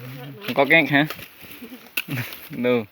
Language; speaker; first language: Vietnamese; non-native, local second language; Jarai